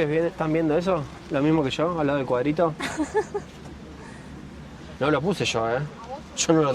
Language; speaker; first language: Spanish; native; Spanish